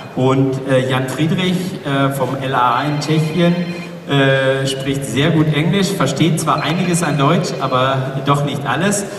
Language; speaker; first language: German; native; German